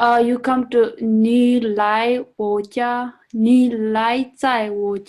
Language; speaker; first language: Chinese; non-native, learner; English